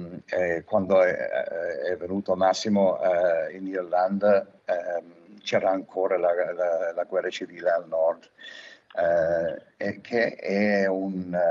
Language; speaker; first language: Italian; non-native, fluent; English